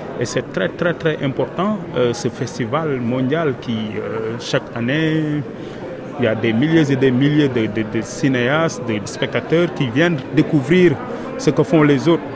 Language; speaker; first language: French; non-native, local second language; Wolof